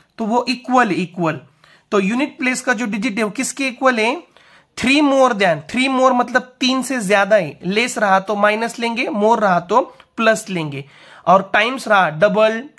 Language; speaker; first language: Hindi; non-native, local second language; Marathi